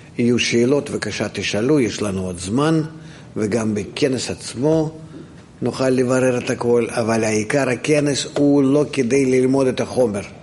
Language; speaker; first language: Hebrew; non-native, fluent; Russian